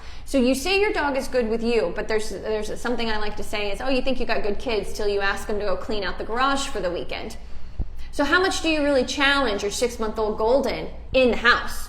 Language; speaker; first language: English; native; English